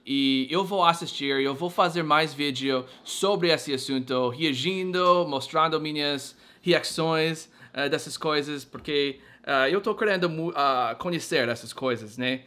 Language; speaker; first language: Portuguese; non-native, fluent; English